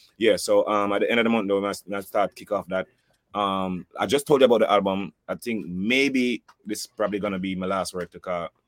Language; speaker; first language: English; native; English